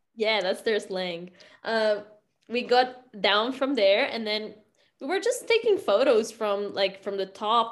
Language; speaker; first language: English; non-native, fluent; Portuguese